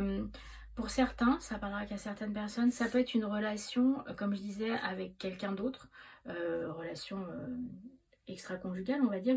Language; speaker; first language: French; native; French